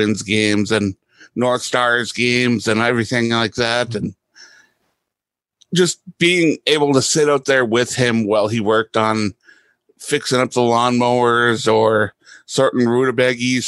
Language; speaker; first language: English; native; English